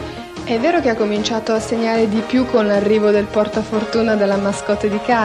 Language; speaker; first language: Italian; native; Italian